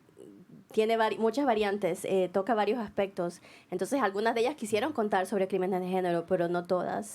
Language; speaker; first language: Spanish; native; Spanish